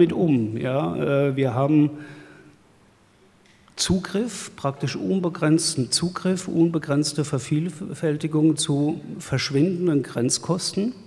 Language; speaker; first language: German; native; German